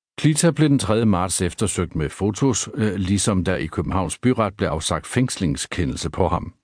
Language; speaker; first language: Danish; native; Danish